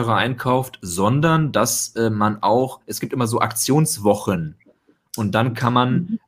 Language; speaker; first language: German; native; German